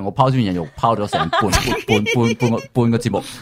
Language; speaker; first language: Cantonese; early bilingual, other home language; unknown